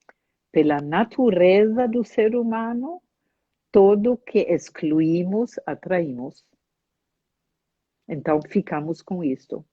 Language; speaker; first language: Portuguese; non-native, fluent; German